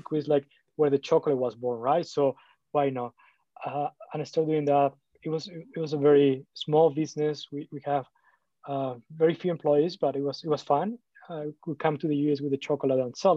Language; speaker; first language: English; non-native, fluent; Spanish